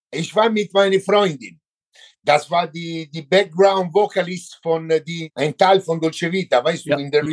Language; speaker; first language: German; non-native, learner; Italian